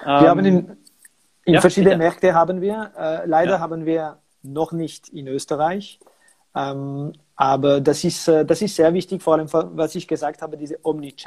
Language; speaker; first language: German; non-native, local second language; French